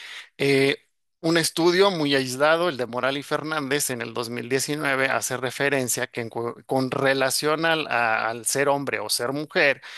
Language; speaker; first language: Spanish; native; Spanish